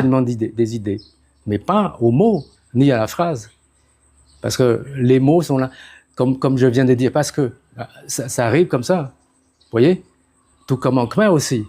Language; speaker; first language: French; non-native, fluent; Khmer